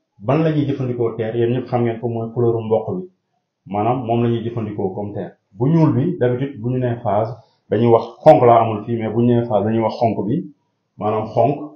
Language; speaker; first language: Wolof; native; Wolof